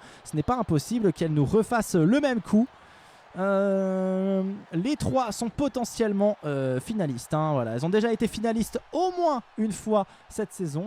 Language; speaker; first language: French; native; French